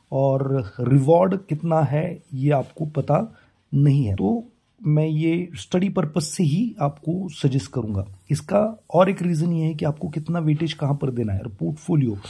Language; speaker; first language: Hindi; non-native, local second language; Marathi